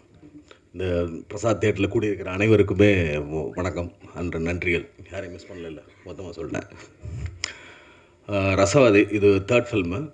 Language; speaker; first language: Tamil; native; Tamil